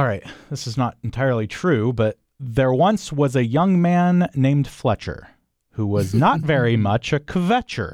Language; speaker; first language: English; native; English